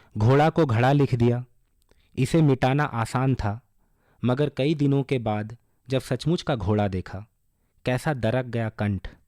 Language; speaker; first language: Hindi; non-native, local second language; Bangla